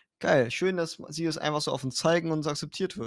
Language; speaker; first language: German; native; German